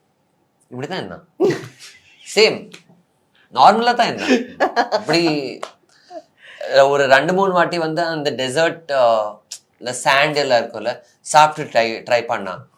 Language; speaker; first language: Tamil; non-native, fluent; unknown